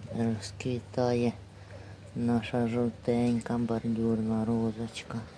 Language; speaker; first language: Ukrainian; native; Ukrainian